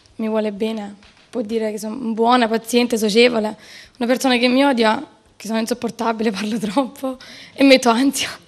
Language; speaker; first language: Italian; native; Italian